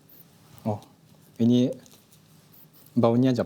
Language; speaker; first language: Indonesian; non-native, fluent; Japanese